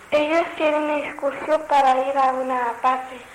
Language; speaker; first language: Spanish; non-native, learner; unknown